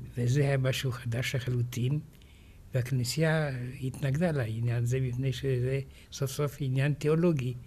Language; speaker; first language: Hebrew; non-native, fluent; Romanian